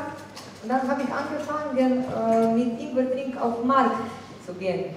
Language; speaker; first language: German; non-native, fluent; Slovenian